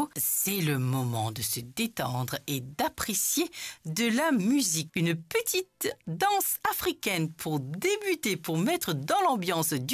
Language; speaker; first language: French; non-native, local second language; Morisyen